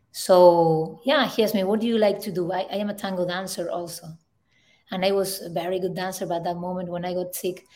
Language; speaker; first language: English; non-native, fluent; Spanish